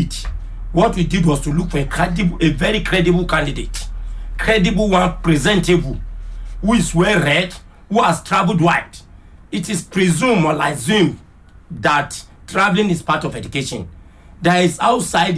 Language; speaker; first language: English; non-native, local second language; Yoruba